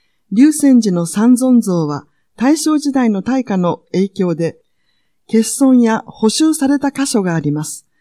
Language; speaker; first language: Japanese; non-native, fluent; Vietnamese